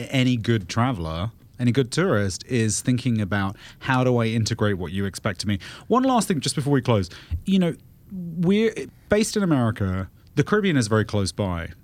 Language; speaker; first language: English; native; English